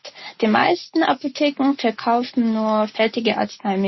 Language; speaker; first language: German; non-native, fluent; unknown